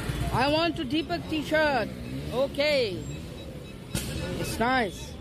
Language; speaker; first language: English; non-native, learner; Hindi